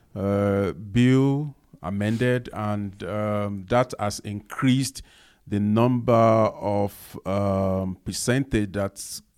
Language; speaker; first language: English; non-native, local second language; Yoruba